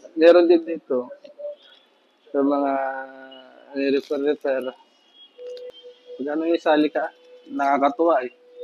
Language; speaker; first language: Filipino; native; Filipino